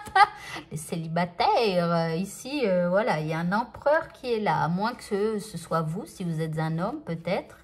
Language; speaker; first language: French; native; French